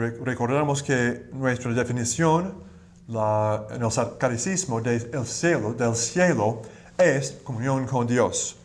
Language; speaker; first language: Spanish; non-native, learner; English